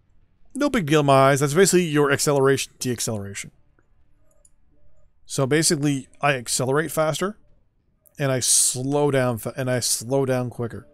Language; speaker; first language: English; native; English